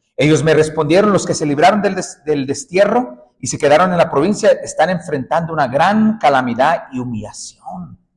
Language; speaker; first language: Spanish; early bilingual, heritage; Spanish